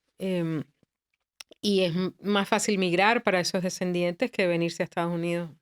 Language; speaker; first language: Spanish; native; Spanish